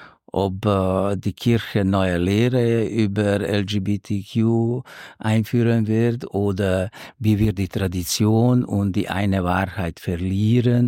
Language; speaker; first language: German; non-native, fluent; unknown